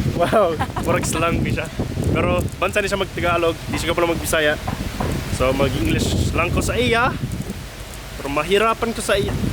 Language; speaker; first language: Cebuano; non-native, fluent; English